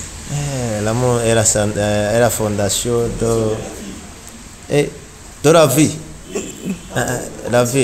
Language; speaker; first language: French; non-native, learner; Rundi